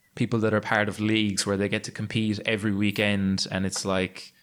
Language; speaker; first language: English; native; English